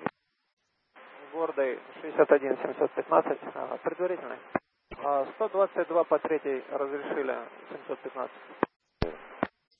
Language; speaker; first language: Russian; native; Russian